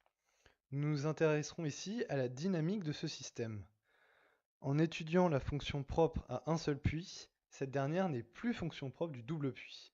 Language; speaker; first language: French; native; French